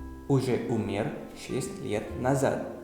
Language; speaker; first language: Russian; non-native, fluent; Indonesian